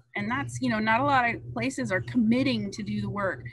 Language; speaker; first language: English; native; English